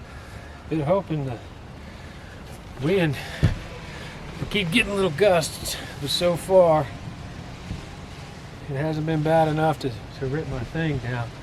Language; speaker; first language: English; native; English